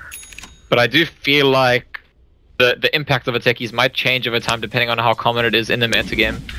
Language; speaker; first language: English; native; English